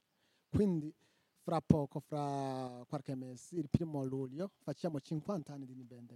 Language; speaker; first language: Italian; non-native, local second language; Rundi